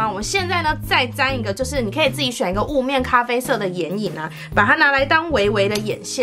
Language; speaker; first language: Chinese; native; Chinese